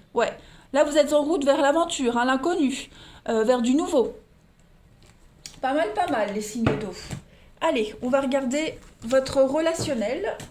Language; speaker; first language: French; native; French